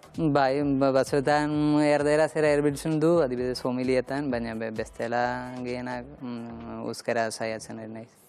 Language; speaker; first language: Basque; non-native, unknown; Malayalam